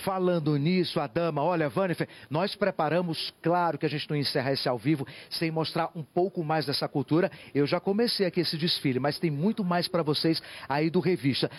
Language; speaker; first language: Portuguese; native; Portuguese